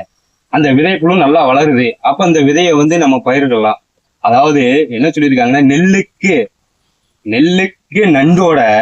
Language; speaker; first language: Tamil; native; Tamil